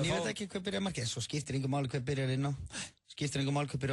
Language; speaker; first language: Icelandic; native; Icelandic